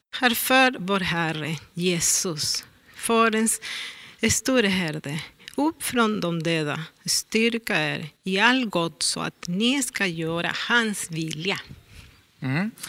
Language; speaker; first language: Swedish; non-native, learner; Spanish